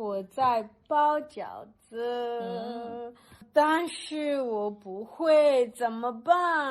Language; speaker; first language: Chinese; non-native, learner; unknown